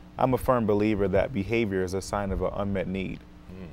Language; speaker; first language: English; native; English